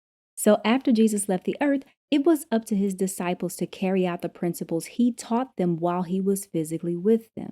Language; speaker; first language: English; native; English